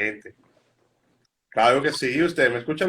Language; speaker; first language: Spanish; native; Spanish